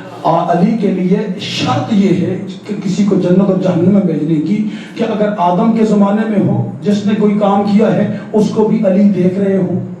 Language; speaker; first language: Urdu; native; Urdu